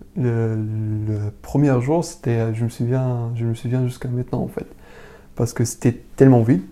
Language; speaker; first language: French; non-native, learner; Arabic